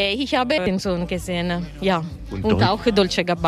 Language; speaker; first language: German; non-native, learner; Italian